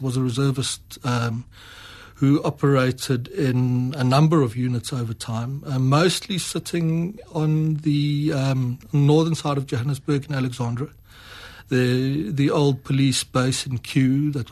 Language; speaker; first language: English; native; English